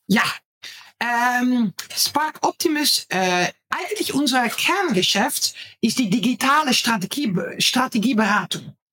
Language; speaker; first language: German; non-native, fluent; Dutch